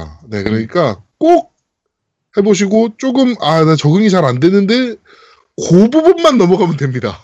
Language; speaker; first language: Korean; native; Korean